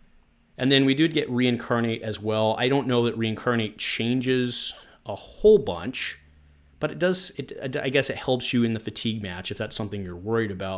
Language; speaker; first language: English; native; English